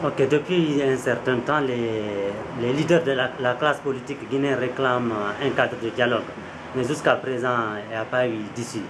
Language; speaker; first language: French; non-native, local second language; Fula